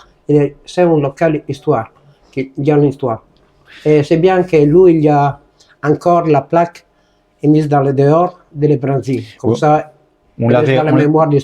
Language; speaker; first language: French; non-native, learner; Italian